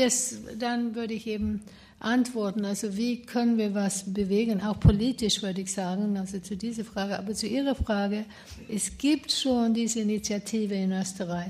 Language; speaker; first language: German; non-native, fluent; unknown